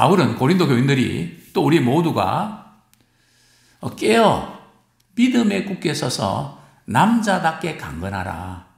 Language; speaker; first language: Korean; native; Korean